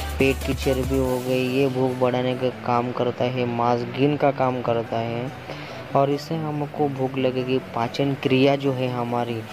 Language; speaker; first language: Hindi; non-native, local second language; Marathi